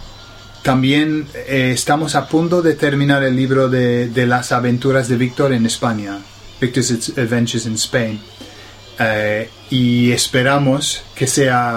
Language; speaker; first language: Spanish; non-native, fluent; English